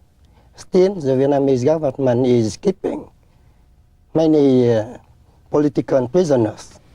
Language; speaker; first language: English; non-native, fluent; Vietnamese